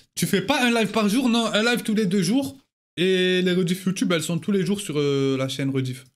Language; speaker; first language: French; native; French